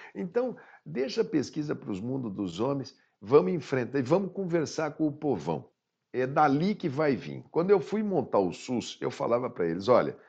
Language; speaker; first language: Portuguese; native; Portuguese